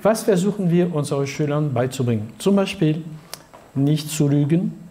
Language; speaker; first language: German; non-native, fluent; French